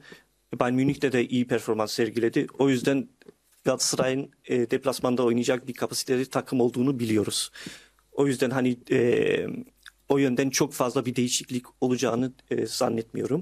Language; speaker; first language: Turkish; early bilingual, heritage; Turkish